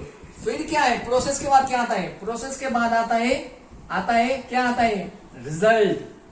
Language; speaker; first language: Hindi; non-native, local second language; Marathi